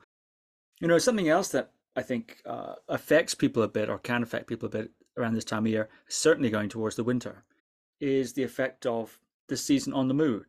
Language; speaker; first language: English; native; English